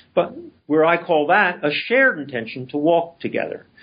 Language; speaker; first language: English; native; English